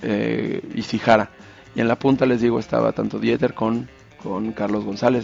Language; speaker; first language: Spanish; native; Spanish